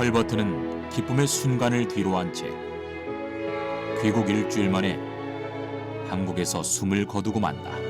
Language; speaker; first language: Korean; native; Korean